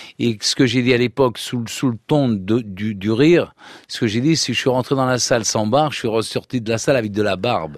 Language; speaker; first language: French; early bilingual, other home language; Portuguese